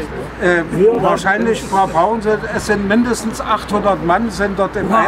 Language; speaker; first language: German; native; German